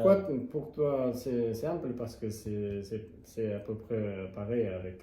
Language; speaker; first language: French; non-native, learner; Kazakh